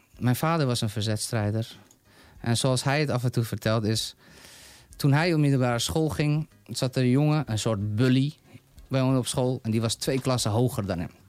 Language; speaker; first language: Dutch; non-native, fluent; Persian